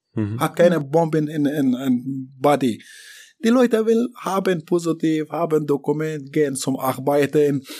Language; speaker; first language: German; non-native, learner; Persian